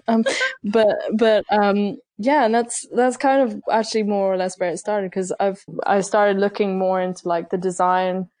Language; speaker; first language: English; native; English